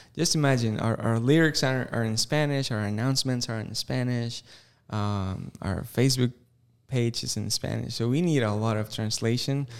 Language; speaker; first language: English; non-native, fluent; Spanish